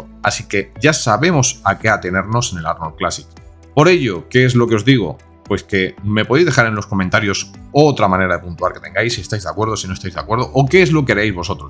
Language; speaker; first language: Spanish; native; Spanish